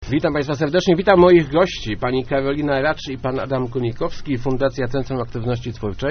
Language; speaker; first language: Polish; native; Polish